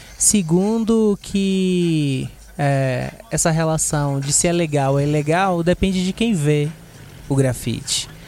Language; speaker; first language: Portuguese; native; Portuguese